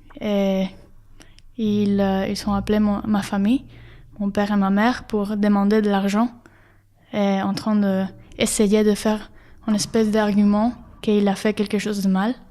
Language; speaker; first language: French; non-native, fluent; Spanish